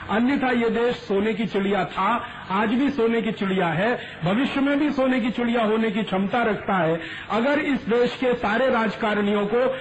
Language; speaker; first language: Hindi; native; Hindi